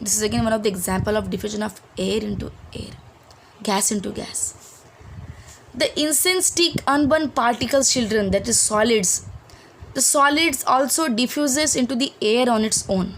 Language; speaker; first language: English; non-native, local second language; Hindi